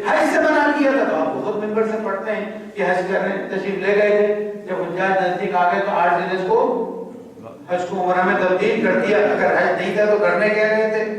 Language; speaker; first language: Urdu; non-native, local second language; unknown